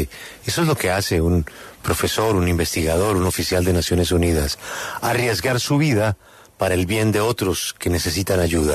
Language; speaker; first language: Spanish; native; Spanish